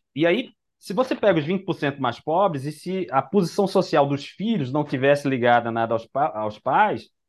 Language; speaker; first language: Portuguese; native; Portuguese